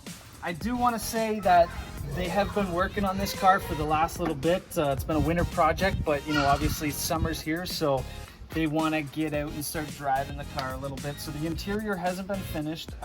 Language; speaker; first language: English; native; English